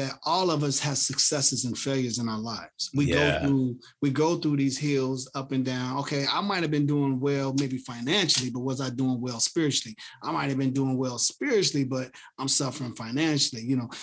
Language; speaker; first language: English; native; English